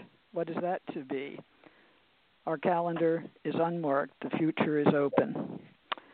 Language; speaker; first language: English; native; English